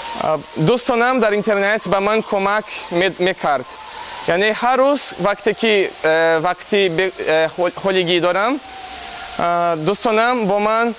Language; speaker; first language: Persian; non-native, learner; Portuguese